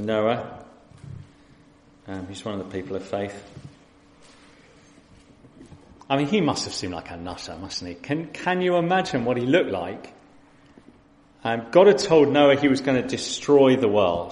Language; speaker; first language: English; native; English